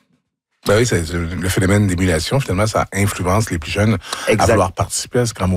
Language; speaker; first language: French; native; French